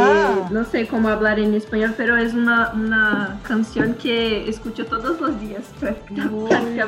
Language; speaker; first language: Spanish; non-native, learner; Portuguese